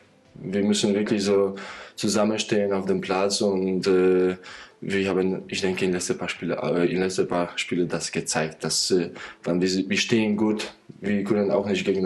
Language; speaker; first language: German; non-native, fluent; Polish